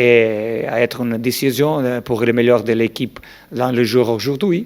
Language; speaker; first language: French; non-native, learner; Portuguese